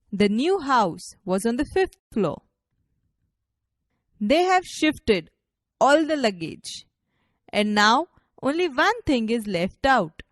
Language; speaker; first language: English; non-native, local second language; Gujarati